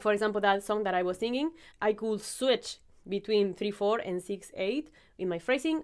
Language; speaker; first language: English; non-native, fluent; Spanish